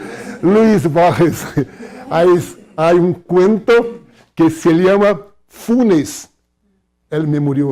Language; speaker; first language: Spanish; non-native, fluent; Portuguese